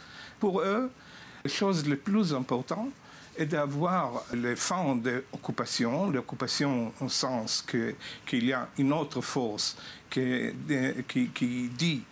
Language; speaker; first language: French; non-native, fluent; Hebrew